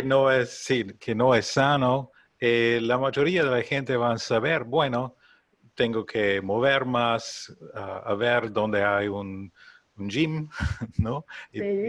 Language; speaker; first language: Spanish; non-native, learner; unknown